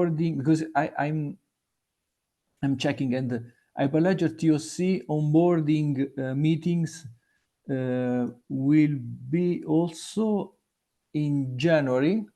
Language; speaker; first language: English; non-native, fluent; Italian